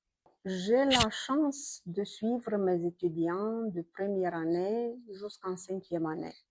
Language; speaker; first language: French; non-native, fluent; Romanian